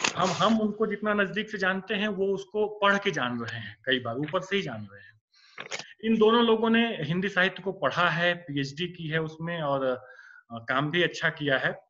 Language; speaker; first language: Hindi; native; Hindi